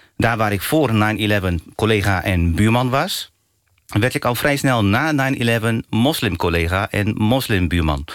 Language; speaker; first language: Dutch; early bilingual, other home language; Turkish